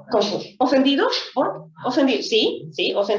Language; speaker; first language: Spanish; non-native, fluent; Swedish